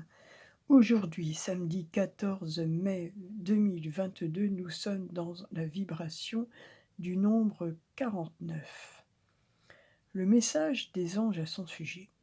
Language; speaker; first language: French; native; French